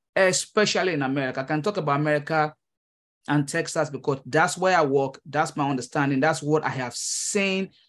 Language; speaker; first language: English; non-native, local second language; Yoruba